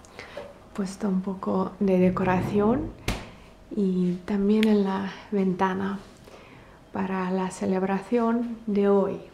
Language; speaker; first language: Spanish; non-native, fluent; Russian